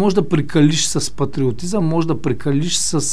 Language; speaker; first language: Bulgarian; native; Bulgarian